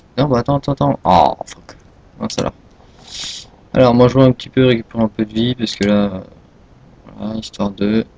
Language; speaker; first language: French; native; French